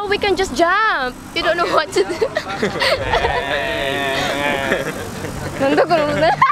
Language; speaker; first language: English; non-native, fluent; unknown